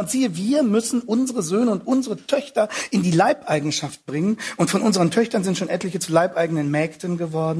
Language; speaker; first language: German; native; German